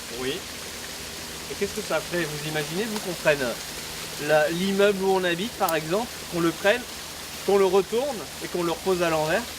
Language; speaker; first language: French; native; French